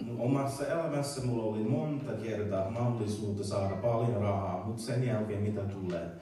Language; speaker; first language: Finnish; non-native, learner; English